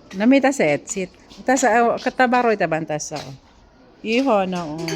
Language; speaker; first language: Finnish; non-native, learner; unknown